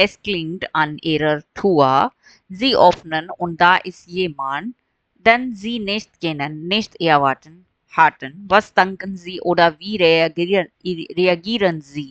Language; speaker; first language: German; non-native, fluent; Hindi